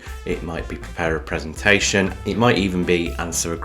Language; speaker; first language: English; native; English